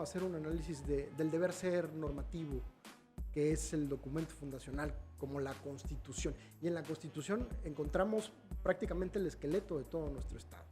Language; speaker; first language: Spanish; native; Spanish